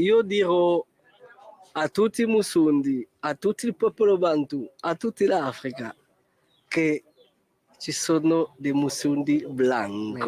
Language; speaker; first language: Italian; non-native, fluent; French